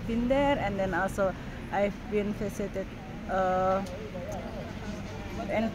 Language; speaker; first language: English; non-native, learner; Indonesian